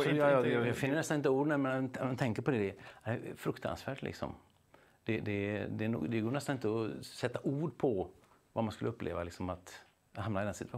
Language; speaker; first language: Swedish; native; Swedish